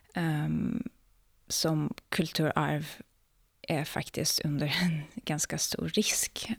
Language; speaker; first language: Swedish; non-native, fluent; Ukrainian